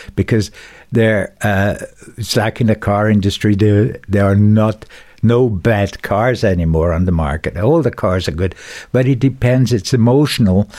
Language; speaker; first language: English; non-native, fluent; German